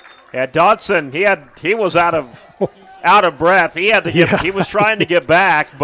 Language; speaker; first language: English; native; English